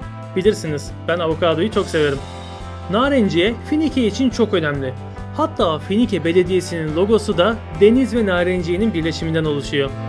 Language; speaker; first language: Turkish; native; Turkish